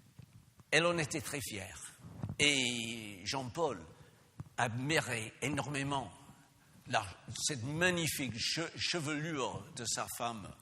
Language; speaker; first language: French; non-native, fluent; English